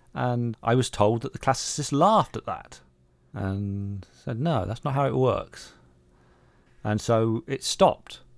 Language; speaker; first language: English; native; English